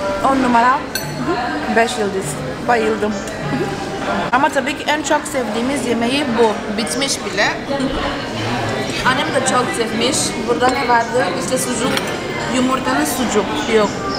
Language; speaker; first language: Turkish; non-native, fluent; Portuguese